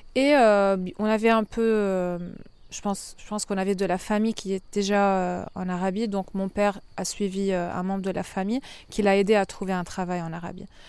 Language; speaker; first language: French; non-native, fluent; Arabic